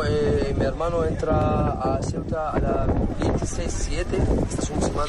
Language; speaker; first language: Spanish; non-native, learner; Arabic